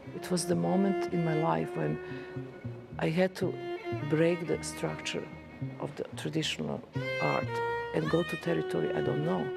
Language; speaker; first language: English; non-native, fluent; Serbian